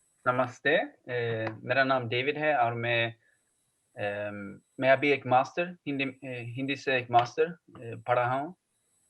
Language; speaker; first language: Hindi; non-native, learner; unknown